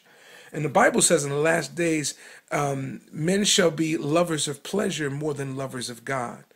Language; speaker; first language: English; native; English